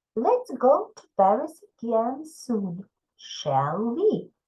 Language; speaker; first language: English; non-native, fluent; Ukrainian